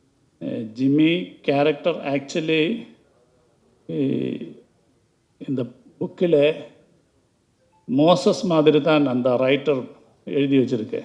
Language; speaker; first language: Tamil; non-native, learner; Malayalam